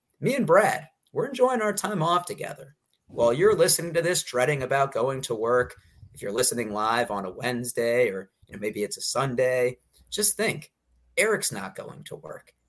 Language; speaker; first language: English; native; English